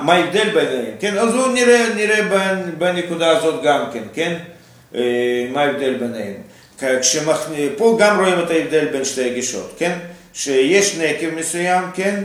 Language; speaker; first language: Hebrew; non-native, fluent; Russian